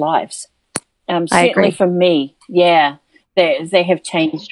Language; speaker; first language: English; native; English